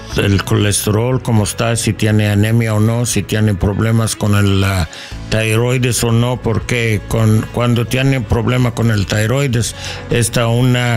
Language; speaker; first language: Spanish; non-native, learner; English